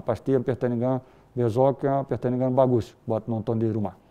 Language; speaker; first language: Indonesian; non-native, learner; Portuguese